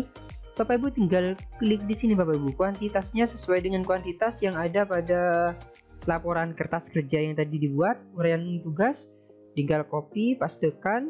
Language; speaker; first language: Indonesian; native; Indonesian